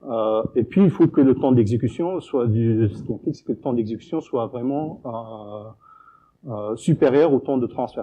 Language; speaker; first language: French; native; French